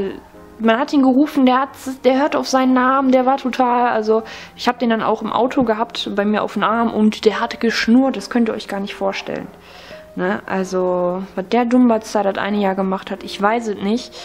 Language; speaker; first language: German; native; German